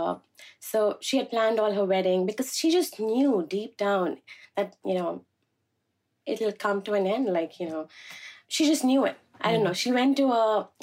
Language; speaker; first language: English; non-native, local second language; Malayalam